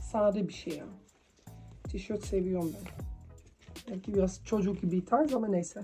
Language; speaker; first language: Turkish; early bilingual, heritage; Turkish